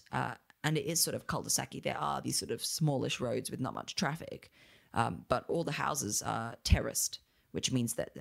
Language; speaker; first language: English; native; English